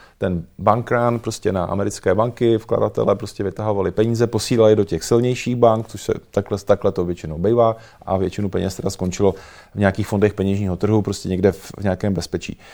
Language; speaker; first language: Czech; native; Czech